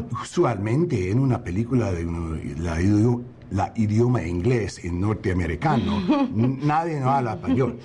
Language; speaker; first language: Spanish; non-native, learner; English